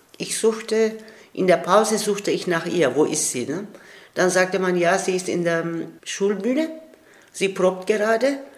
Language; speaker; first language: German; non-native, fluent; Turkish